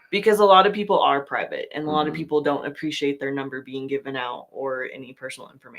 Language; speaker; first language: English; native; English